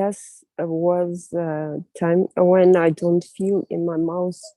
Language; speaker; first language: English; non-native, learner; Russian